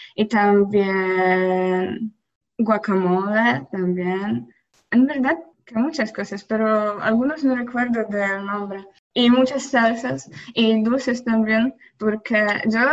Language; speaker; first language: Spanish; non-native, learner; Polish